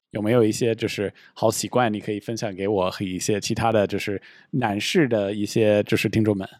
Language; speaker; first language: Chinese; non-native, fluent; English